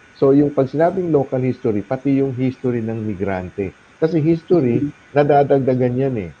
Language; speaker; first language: Filipino; non-native, local second language; Cebuano